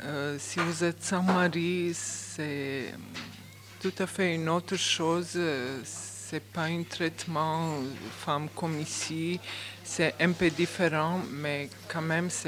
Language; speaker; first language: French; non-native, learner; Bosnian